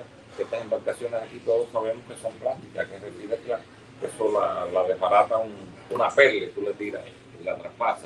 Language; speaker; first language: Spanish; native; Spanish